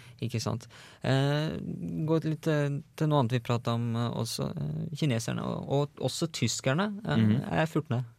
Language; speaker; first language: Norwegian; native; Norwegian